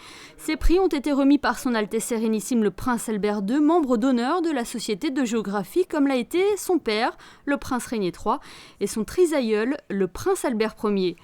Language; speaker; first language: French; native; French